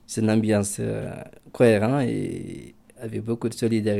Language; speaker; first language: French; non-native, local second language; Fula